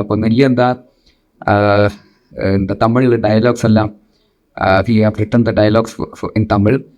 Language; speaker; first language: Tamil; non-native, local second language; Malayalam